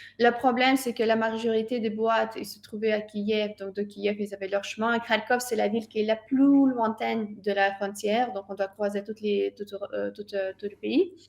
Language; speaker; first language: French; non-native, fluent; Russian